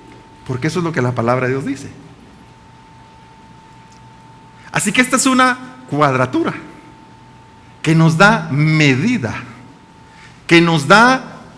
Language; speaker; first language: Spanish; native; Spanish